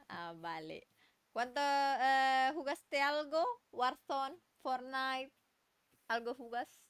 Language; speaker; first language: Spanish; non-native, learner; Indonesian